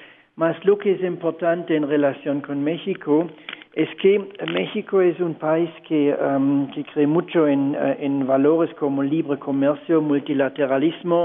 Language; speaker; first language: Spanish; non-native, fluent; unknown